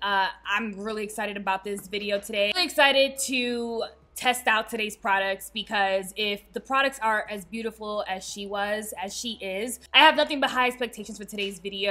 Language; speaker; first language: English; early bilingual, other home language; Spanish